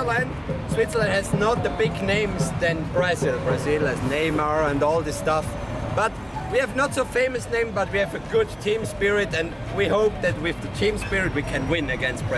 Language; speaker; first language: English; non-native, learner; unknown